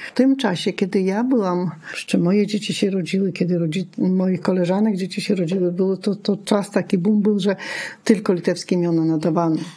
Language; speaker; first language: Polish; non-native, local second language; Lithuanian